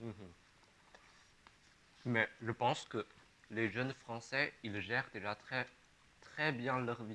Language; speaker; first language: French; non-native, fluent; Chinese